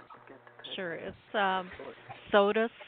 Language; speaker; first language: English; native; English